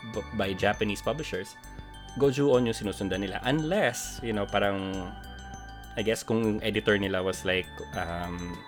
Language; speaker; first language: English; non-native, local second language; Filipino